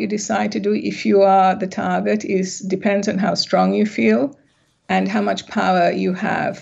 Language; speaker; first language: English; native; English